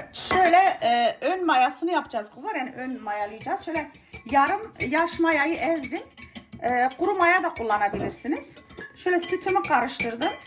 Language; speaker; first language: Turkish; native; Turkish